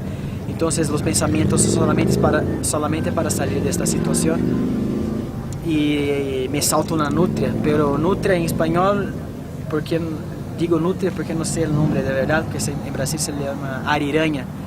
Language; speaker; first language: Spanish; non-native, fluent; Portuguese